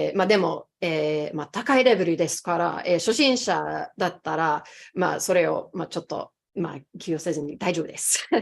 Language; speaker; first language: Japanese; non-native, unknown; English